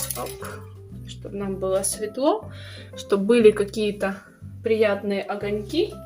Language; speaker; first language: Russian; native; Russian